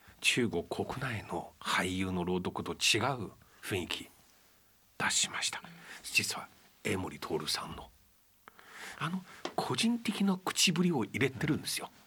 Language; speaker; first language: Japanese; non-native, fluent; Chinese